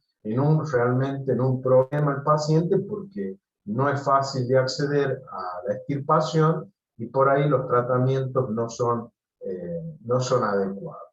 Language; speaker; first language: Spanish; native; Spanish